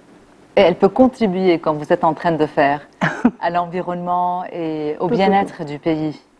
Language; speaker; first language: French; non-native, local second language; Arabic